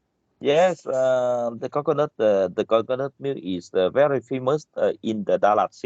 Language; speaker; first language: English; non-native, learner; Vietnamese